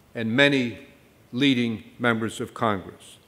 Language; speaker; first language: English; native; English